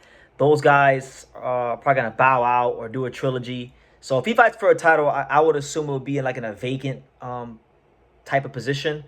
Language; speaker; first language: English; native; English